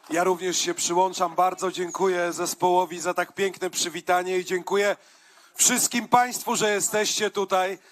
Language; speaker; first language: Polish; native; Polish